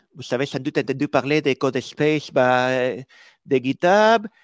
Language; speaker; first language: French; non-native, fluent; Spanish